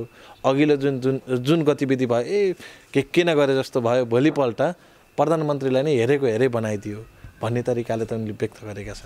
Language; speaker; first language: Nepali; native; Nepali